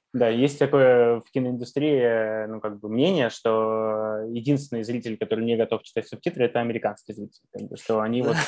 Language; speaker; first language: Russian; native; Russian